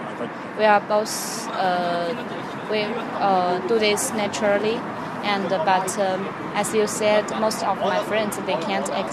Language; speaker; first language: English; non-native, fluent; Chinese